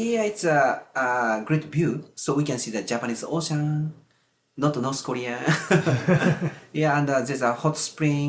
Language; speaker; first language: English; non-native, learner; Japanese